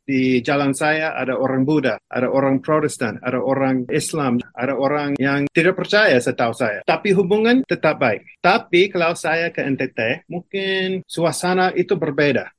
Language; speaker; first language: Malay; non-native, fluent; English